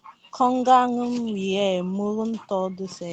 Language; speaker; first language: Korean; non-native, learner; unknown